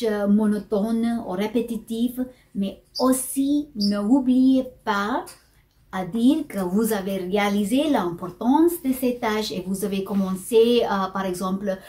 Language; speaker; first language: French; non-native, fluent; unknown